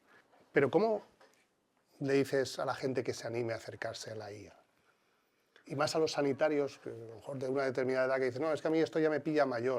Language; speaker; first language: Spanish; native; Spanish